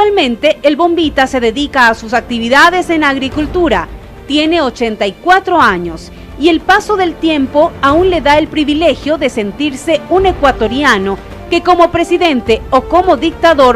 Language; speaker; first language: Spanish; native; Spanish